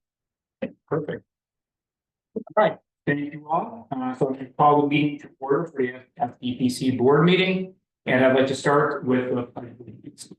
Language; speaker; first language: English; native; English